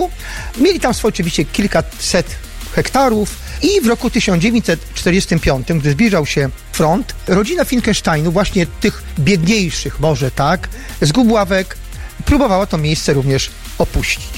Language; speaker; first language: Polish; native; Polish